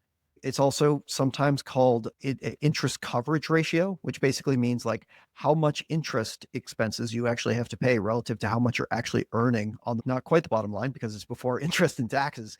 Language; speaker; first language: English; native; English